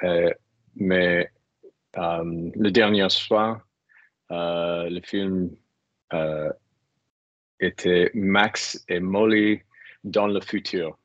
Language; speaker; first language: French; non-native, learner; English